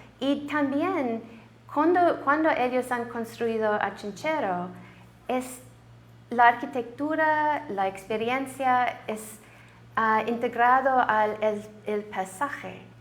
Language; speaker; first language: Spanish; non-native, learner; English